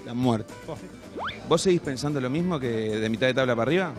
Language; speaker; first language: Spanish; native; Spanish